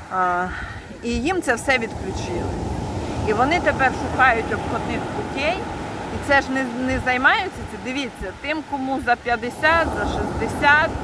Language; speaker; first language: Ukrainian; native; Ukrainian